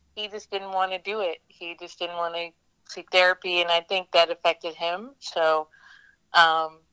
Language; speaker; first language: English; native; English